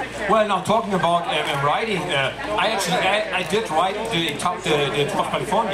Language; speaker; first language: English; non-native, fluent; German